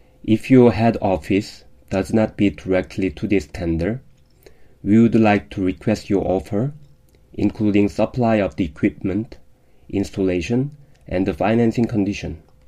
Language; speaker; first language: English; non-native, fluent; Korean